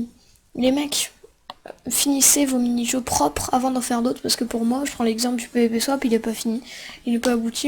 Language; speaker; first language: French; native; French